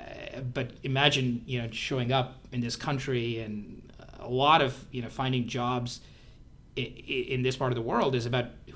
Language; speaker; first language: English; non-native, local second language; Hindi